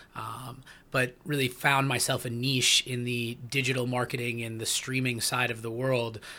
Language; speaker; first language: English; native; English